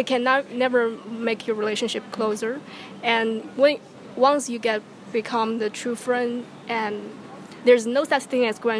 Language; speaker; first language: English; non-native, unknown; Chinese